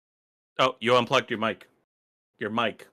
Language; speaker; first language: English; native; English